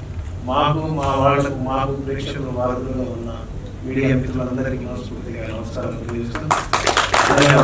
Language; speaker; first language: Telugu; native; Telugu